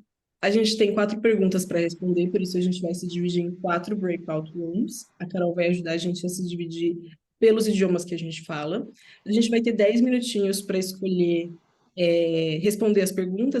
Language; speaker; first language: Portuguese; non-native, fluent; Spanish